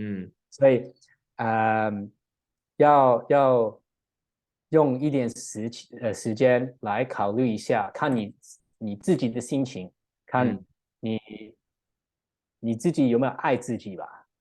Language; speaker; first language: Chinese; non-native, learner; English